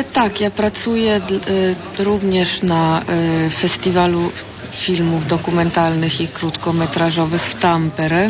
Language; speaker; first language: Polish; early bilingual, heritage; Polish